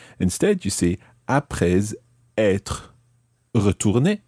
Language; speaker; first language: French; non-native, fluent; English